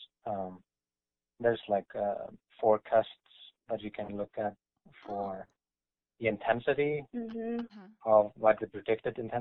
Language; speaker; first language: English; non-native, fluent; Icelandic